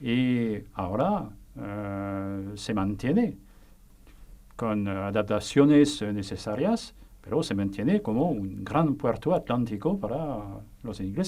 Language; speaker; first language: Spanish; non-native, fluent; French